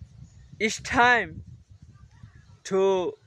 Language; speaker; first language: English; non-native, learner; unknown